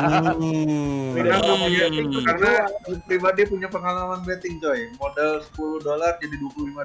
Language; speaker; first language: Indonesian; native; Indonesian